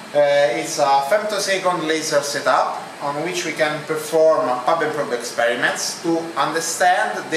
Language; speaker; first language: English; non-native, fluent; Italian